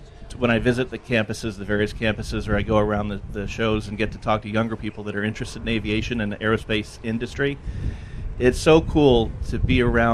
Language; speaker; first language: English; native; English